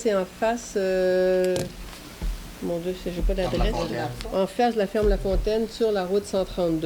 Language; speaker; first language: French; native; French